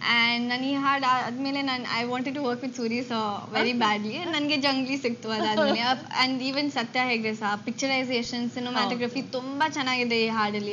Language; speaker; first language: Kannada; non-native, local second language; Bangla